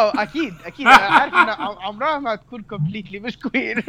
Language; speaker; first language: Arabic; native; Arabic